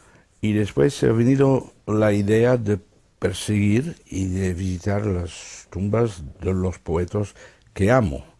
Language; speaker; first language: Spanish; non-native, fluent; Dutch